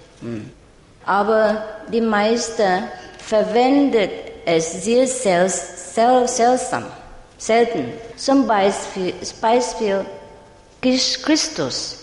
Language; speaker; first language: German; non-native, learner; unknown